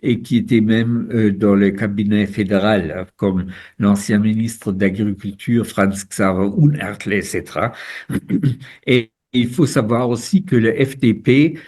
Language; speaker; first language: French; non-native, fluent; German